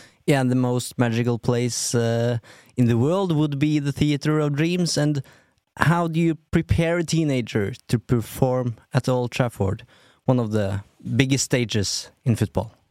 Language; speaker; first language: English; non-native, fluent; Norwegian